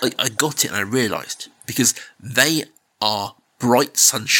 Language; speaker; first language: English; native; English